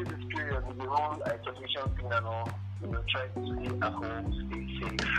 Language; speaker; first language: English; non-native, local second language; Yoruba